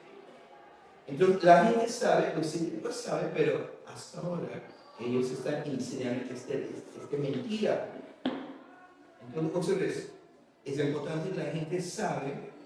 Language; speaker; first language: Spanish; non-native, learner; English